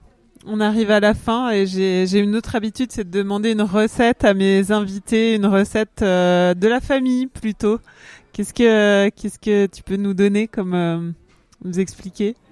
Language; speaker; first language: French; native; French